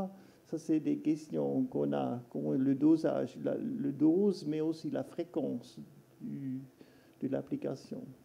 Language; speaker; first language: French; non-native, local second language; German